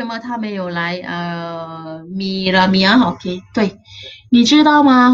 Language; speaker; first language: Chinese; non-native, local second language; Malay